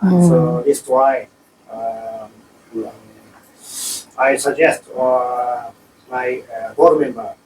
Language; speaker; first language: English; non-native, learner; Japanese